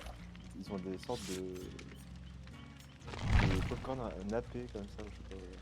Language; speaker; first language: French; native; French